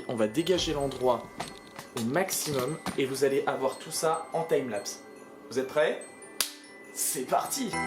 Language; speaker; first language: French; native; French